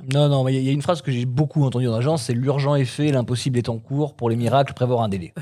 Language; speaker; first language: French; native; French